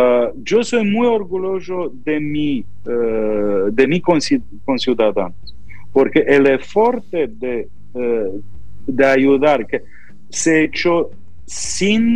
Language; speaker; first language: Spanish; non-native, fluent; Romanian